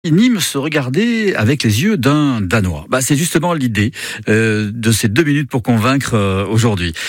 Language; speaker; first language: French; native; French